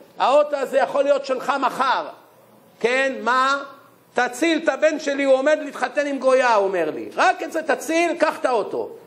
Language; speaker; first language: Hebrew; native; Hebrew